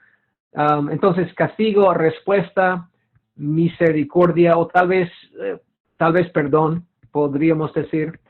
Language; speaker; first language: Spanish; non-native, fluent; English